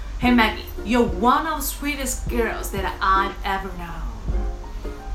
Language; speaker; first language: English; non-native, fluent; Chinese